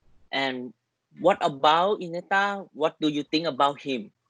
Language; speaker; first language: English; non-native, learner; Thai